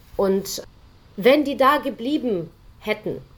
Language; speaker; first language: German; non-native, fluent; Ukrainian